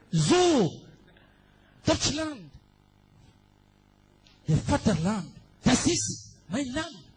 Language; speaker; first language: German; non-native, learner; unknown